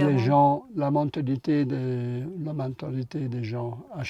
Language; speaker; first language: French; non-native, local second language; Dutch